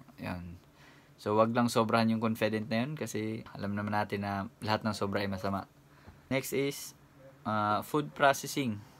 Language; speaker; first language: Filipino; non-native, local second language; Cebuano